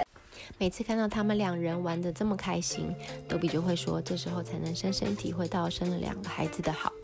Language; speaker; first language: Chinese; native; Chinese